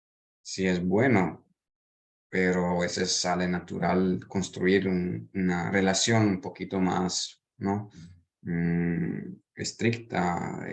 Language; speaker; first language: Spanish; non-native, fluent; Italian